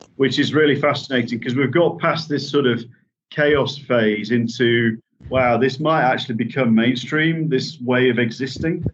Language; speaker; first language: English; native; English